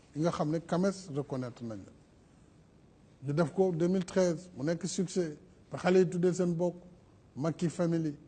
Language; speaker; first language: Wolof; non-native, local second language; Fula